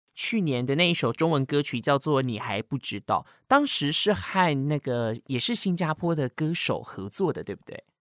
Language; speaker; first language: Chinese; native; Chinese